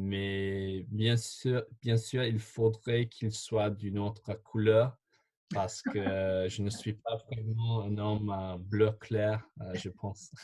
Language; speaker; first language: French; non-native, fluent; English